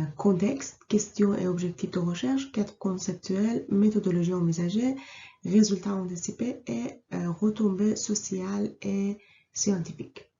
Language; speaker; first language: French; non-native, fluent; Persian